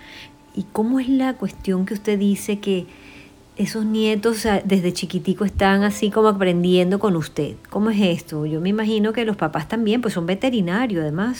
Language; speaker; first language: Spanish; native; Spanish